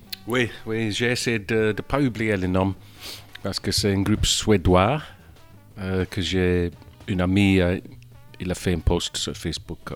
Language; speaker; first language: French; non-native, fluent; English